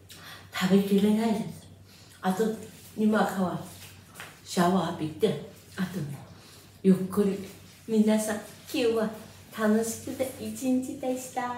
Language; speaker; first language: Japanese; non-native, fluent; Chinese